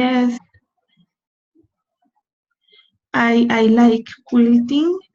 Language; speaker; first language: English; non-native, learner; Spanish